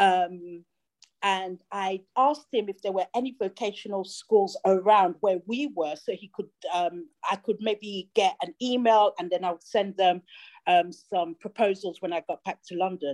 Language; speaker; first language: English; native; English